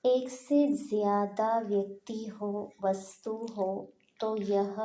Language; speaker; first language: Hindi; non-native, local second language; Malayalam